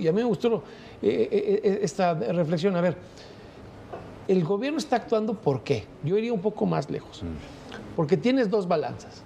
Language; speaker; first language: Spanish; native; Spanish